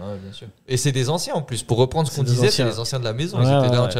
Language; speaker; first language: French; native; French